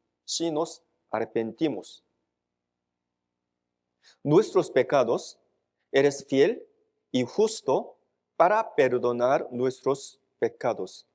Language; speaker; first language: Spanish; non-native, fluent; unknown